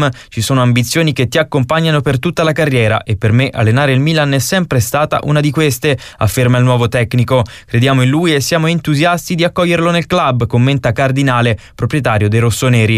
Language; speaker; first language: Italian; native; Italian